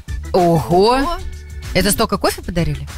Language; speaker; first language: Russian; native; Russian